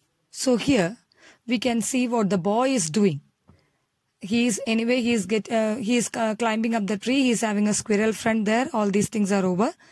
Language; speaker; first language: English; non-native, local second language; Malayalam